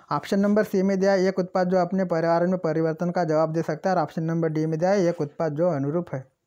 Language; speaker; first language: Hindi; non-native, local second language; Marathi